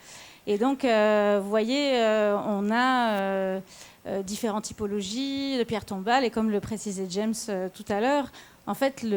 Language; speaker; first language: French; native; French